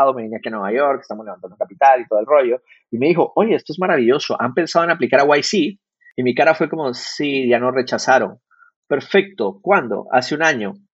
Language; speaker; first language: Spanish; native; Spanish